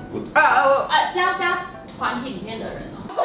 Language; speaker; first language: Chinese; native; Chinese